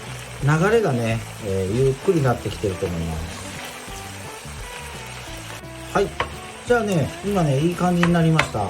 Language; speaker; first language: Japanese; native; Japanese